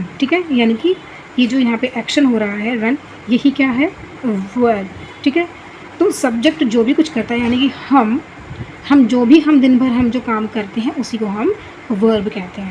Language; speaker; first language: Hindi; native; Hindi